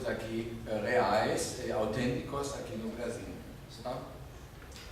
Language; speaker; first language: Portuguese; non-native, fluent; German